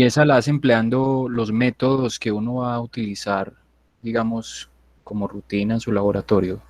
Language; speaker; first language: Spanish; native; Spanish